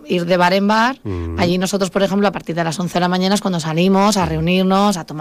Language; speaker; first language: Spanish; native; Spanish